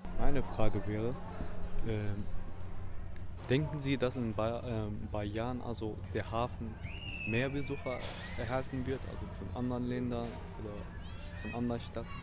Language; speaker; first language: German; non-native, learner; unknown